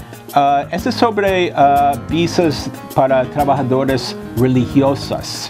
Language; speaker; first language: Spanish; non-native, fluent; English